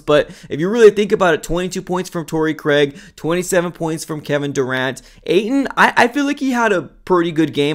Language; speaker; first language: English; native; English